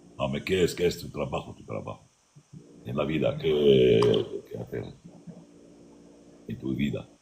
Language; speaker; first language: Spanish; non-native, learner; Arabic